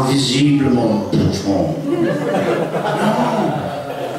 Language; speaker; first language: French; non-native, fluent; English